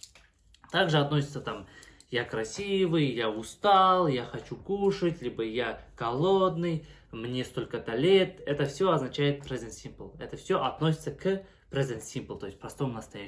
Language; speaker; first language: Russian; non-native, local second language; Kazakh